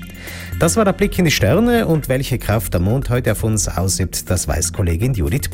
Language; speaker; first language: German; native; German